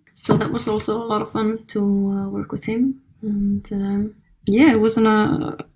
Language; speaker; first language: English; non-native, fluent; Icelandic